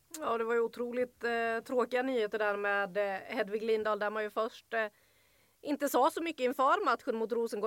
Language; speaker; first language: Swedish; native; Swedish